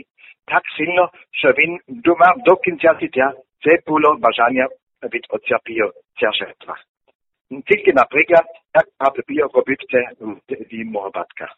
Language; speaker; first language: Ukrainian; non-native, learner; German